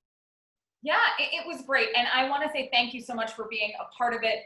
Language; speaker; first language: English; native; English